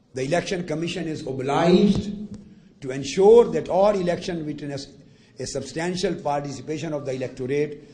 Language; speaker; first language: English; non-native, local second language; Urdu